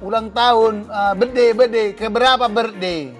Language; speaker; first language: Indonesian; native; Indonesian